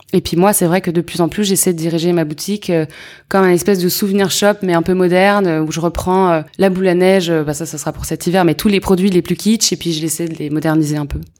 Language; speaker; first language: French; native; French